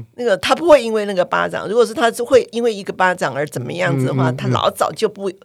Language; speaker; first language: Chinese; native; Chinese